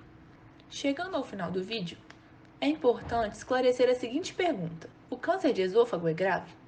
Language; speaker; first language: Portuguese; native; Portuguese